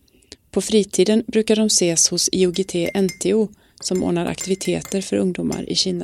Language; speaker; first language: Swedish; native; Swedish